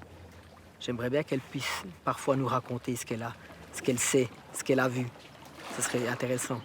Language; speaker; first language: French; native; French